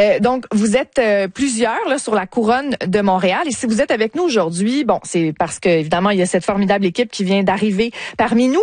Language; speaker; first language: French; native; French